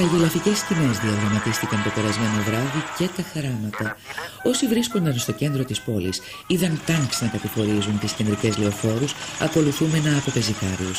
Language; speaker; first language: Greek; native; Greek